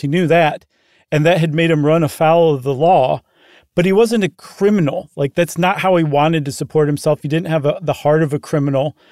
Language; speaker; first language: English; native; English